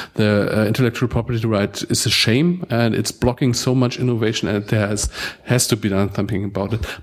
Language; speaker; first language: English; non-native, fluent; German